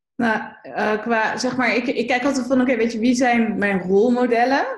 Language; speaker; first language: Dutch; native; Dutch